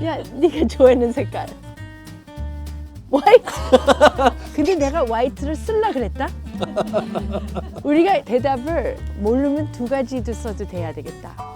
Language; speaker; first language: Korean; early bilingual, heritage; English